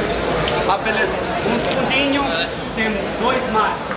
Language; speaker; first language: Portuguese; non-native, learner; Spanish